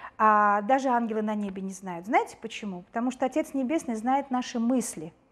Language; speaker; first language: Russian; native; Russian